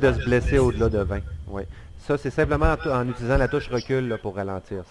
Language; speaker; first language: French; native; French